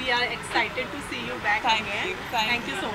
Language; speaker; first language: Hindi; native; Hindi